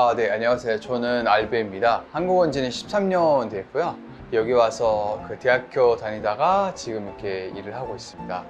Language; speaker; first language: Korean; non-native, fluent; Italian